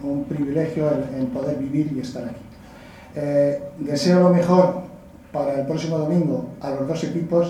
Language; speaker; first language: Spanish; native; Spanish